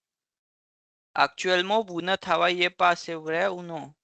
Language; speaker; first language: French; non-native, fluent; Hindi